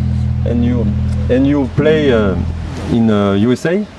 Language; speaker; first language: English; non-native, learner; French